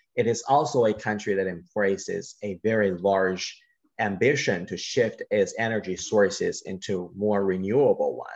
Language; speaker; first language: English; non-native, fluent; Chinese